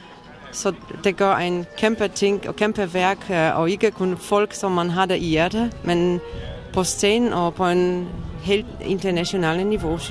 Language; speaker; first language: Danish; non-native, fluent; Polish